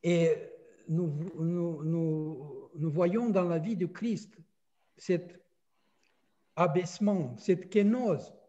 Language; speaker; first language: French; non-native, fluent; Russian